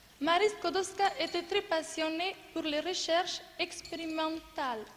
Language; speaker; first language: French; non-native, learner; Macedonian